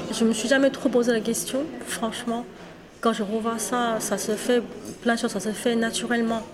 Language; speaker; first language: French; non-native, fluent; Chinese